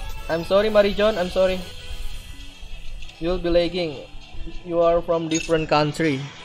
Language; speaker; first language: English; non-native, learner; Indonesian